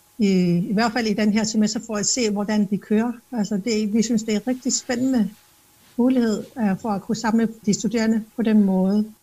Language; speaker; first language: Danish; non-native, local second language; Kalaallisut